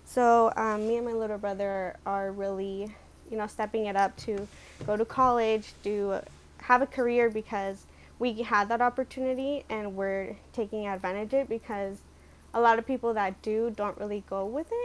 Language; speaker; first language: English; native; English